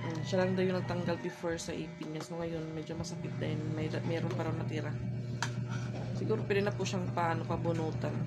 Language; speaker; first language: Filipino; native; Filipino